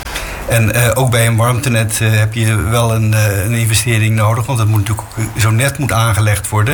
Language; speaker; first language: Dutch; native; Dutch